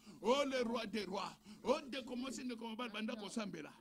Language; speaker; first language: French; non-native, local second language; Lingala